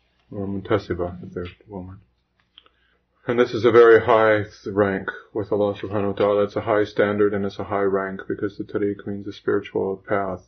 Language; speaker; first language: English; native; English